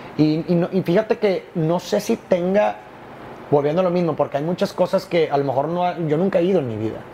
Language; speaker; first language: Spanish; native; Spanish